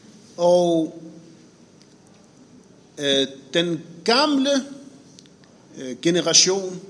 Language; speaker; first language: Danish; non-native, fluent; Arabic